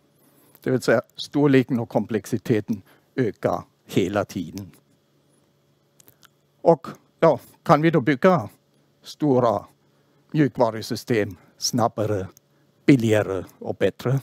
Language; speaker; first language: Swedish; non-native, fluent; German